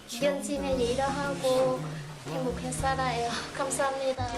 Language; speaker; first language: Korean; non-native, learner; Vietnamese